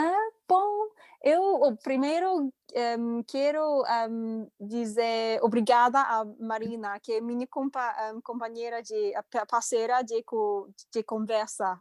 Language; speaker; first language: Portuguese; non-native, fluent; English